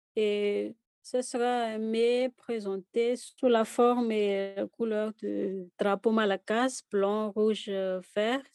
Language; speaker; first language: French; non-native, local second language; Malagasy